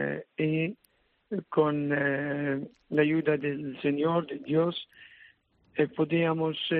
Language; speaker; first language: Spanish; non-native, learner; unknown